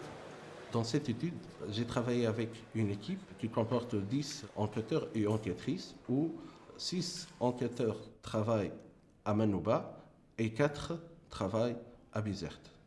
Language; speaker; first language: French; non-native, local second language; Arabic